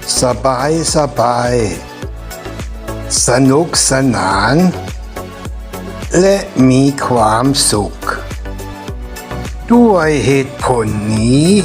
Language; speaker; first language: Thai; non-native, fluent; German